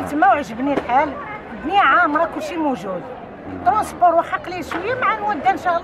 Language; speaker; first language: Arabic; native; Arabic